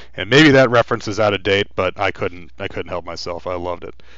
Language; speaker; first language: English; native; English